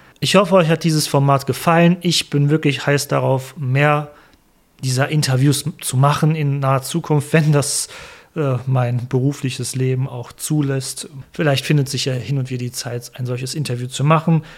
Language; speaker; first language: German; native; German